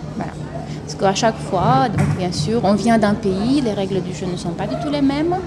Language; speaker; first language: French; non-native, fluent; Romanian